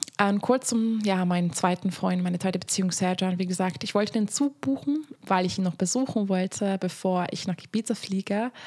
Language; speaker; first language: German; non-native, fluent; Hungarian